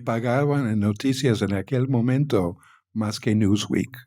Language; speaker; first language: Spanish; non-native, fluent; English